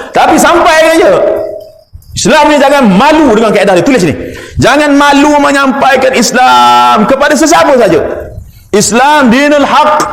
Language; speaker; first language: Malay; native; Malay